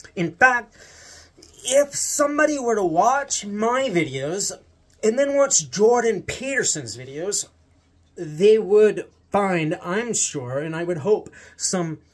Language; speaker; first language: English; native; English